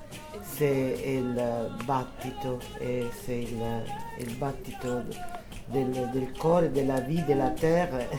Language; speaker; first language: French; non-native, learner; Italian